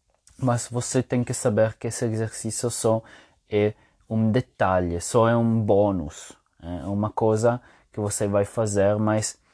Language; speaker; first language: Portuguese; non-native, fluent; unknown